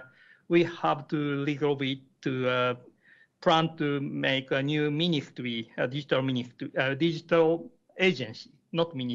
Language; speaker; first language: English; non-native, learner; Japanese